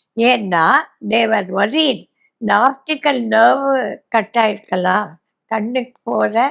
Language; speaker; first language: Tamil; native; Tamil